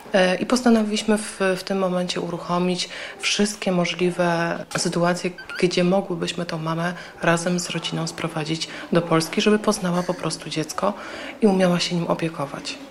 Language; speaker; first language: Polish; native; Polish